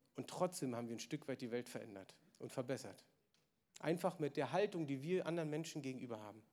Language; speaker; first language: German; native; German